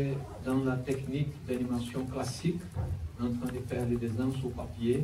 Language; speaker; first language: French; non-native, learner; Portuguese